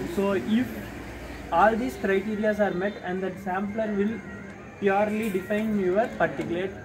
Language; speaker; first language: English; non-native, local second language; Tamil